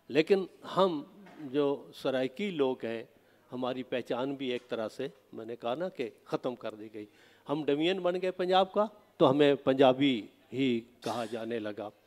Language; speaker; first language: Urdu; non-native, local second language; Saraiki